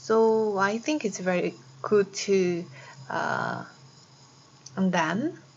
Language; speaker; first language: English; non-native, fluent; Korean